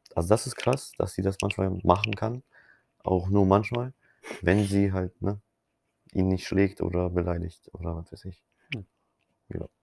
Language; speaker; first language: German; early bilingual, other home language; Polish